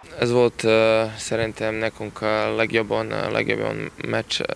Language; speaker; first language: Hungarian; non-native, learner; Serbian